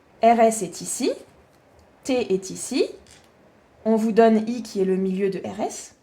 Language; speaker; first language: French; native; French